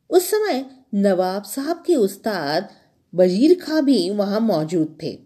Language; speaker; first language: Hindi; non-native, local second language; Marathi